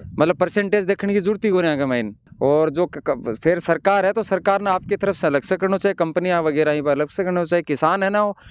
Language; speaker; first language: Hindi; native; Hindi